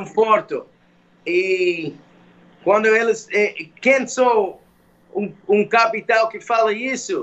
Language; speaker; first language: Portuguese; non-native, fluent; English